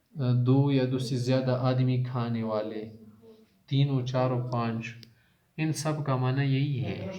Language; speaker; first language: Urdu; native; Urdu